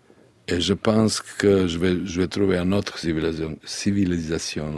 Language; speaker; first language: French; non-native, learner; Serbian